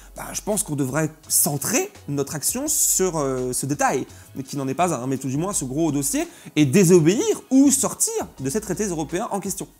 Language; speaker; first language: French; native; French